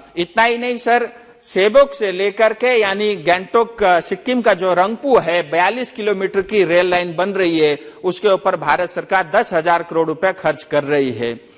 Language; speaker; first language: Hindi; non-native, local second language; Nepali